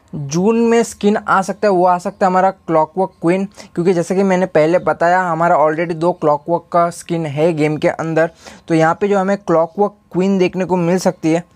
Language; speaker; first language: Hindi; native; Hindi